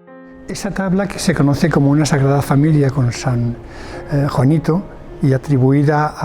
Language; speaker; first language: Spanish; native; Spanish